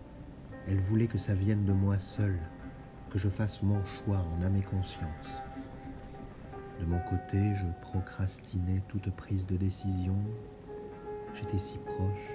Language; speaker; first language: French; native; French